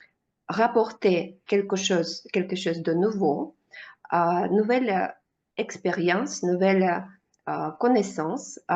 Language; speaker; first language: French; non-native, fluent; Russian